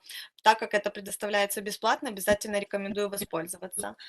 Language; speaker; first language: Russian; native; Russian